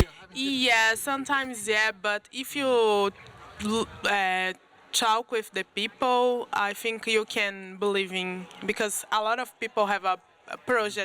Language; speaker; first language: English; non-native, learner; Portuguese